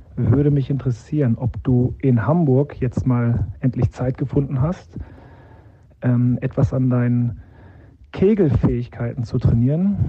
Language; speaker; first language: German; native; German